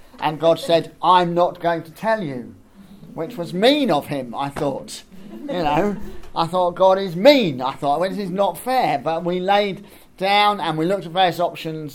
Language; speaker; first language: English; native; English